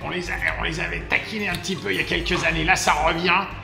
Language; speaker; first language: French; native; French